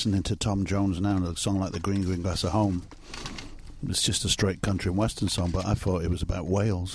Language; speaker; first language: English; native; English